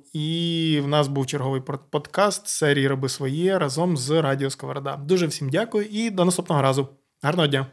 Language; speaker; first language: Ukrainian; native; Ukrainian